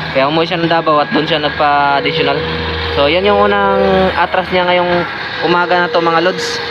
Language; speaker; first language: Filipino; non-native, local second language; Cebuano